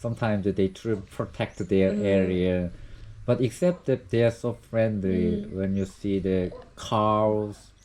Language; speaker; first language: English; non-native, learner; Korean